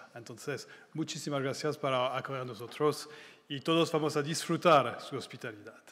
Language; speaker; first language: Spanish; non-native, fluent; French